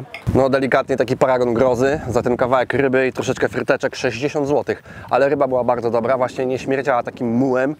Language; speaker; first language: Polish; native; Polish